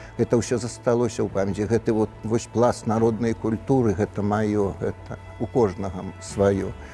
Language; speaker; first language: Belarusian; native; Belarusian